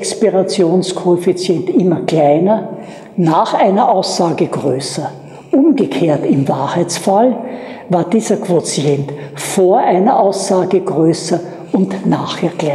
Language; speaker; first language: German; native; German